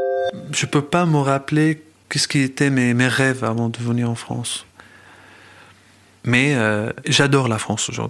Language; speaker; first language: French; non-native, fluent; Arabic